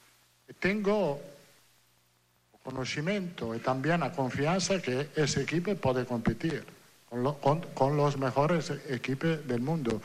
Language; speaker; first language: Portuguese; non-native, learner; Italian